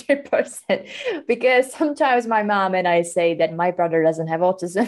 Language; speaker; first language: English; non-native, fluent; Slovak